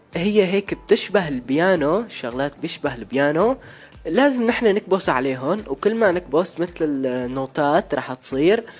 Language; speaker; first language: Arabic; native; Arabic